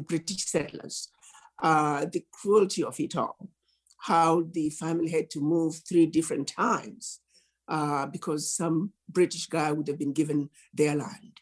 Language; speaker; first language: English; non-native, local second language; Shona